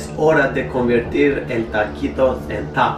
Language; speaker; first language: Spanish; non-native, learner; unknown